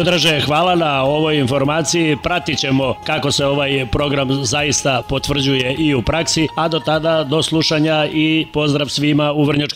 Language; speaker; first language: Serbian; native; Serbian